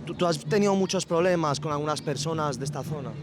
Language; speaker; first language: Spanish; native; Spanish